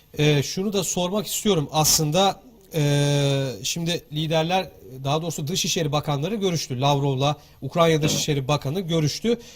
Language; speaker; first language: Turkish; native; Turkish